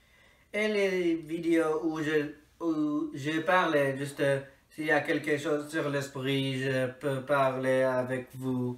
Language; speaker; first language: French; non-native, fluent; English